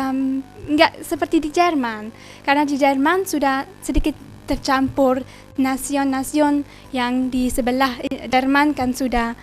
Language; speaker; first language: Indonesian; early bilingual, heritage; German